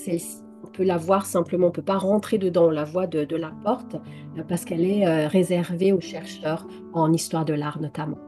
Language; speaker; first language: French; native; French